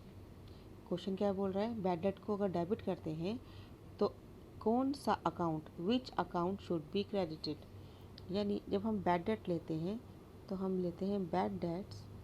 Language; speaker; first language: Hindi; native; Hindi